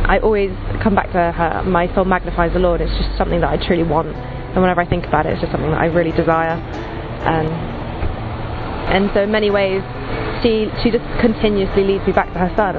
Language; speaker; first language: English; native; English